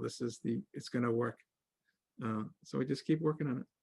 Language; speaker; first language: English; native; English